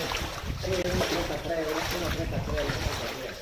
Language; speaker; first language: Italian; native; Italian